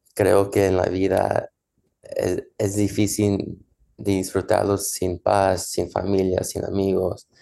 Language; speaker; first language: Spanish; early bilingual, heritage; Spanish